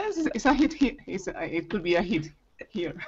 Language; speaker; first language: English; non-native, learner; Spanish